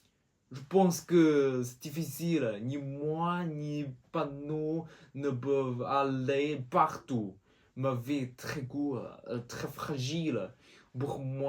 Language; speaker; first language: French; non-native, learner; Chinese